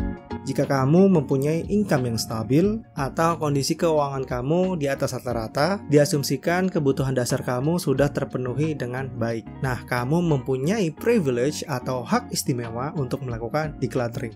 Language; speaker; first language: Indonesian; native; Indonesian